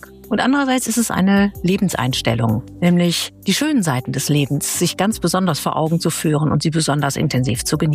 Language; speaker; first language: German; native; German